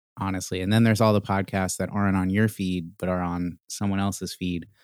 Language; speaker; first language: English; native; English